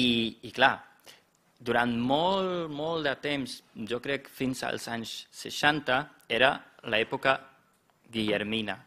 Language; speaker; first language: Catalan; non-native, fluent; German